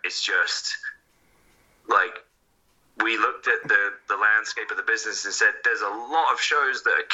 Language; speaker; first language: English; native; English